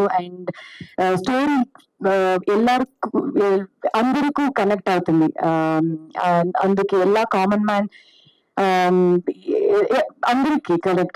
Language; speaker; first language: Telugu; non-native, learner; Kannada